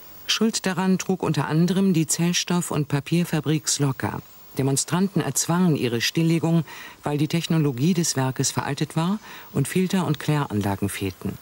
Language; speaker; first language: German; native; German